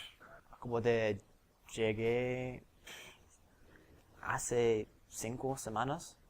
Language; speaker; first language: Spanish; non-native, learner; English